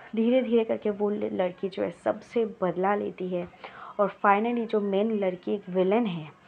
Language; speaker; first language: Hindi; non-native, local second language; Bangla